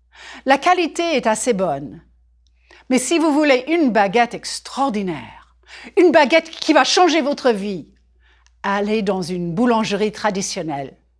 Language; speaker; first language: French; non-native, fluent; English